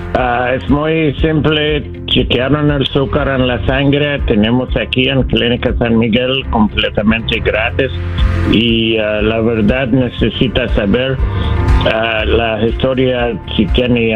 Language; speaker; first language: Spanish; non-native, learner; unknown